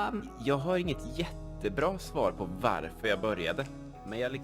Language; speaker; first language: Swedish; native; Swedish